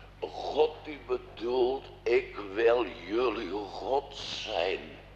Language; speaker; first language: Dutch; native; Dutch